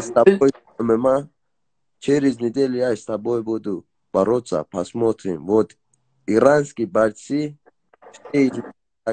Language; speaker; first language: Russian; non-native, learner; Persian